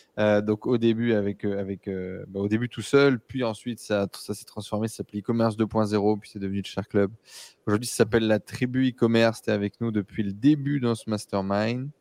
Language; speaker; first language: French; native; French